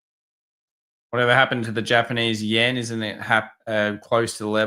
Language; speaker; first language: English; native; English